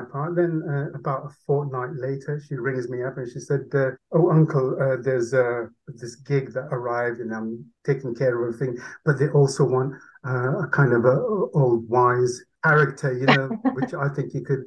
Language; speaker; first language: English; non-native, local second language; Urdu